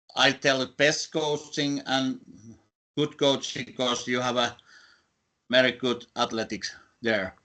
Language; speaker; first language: English; non-native, learner; Finnish